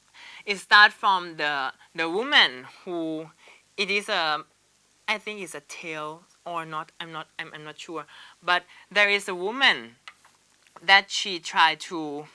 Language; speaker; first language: English; non-native, learner; Thai